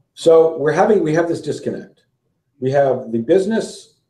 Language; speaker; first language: English; native; English